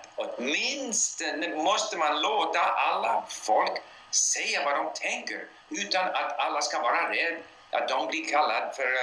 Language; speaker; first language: Swedish; non-native, fluent; English